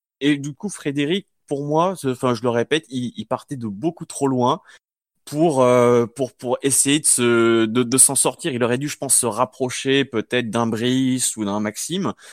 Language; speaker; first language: French; native; French